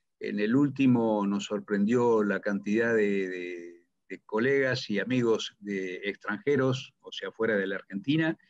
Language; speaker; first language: Spanish; native; Spanish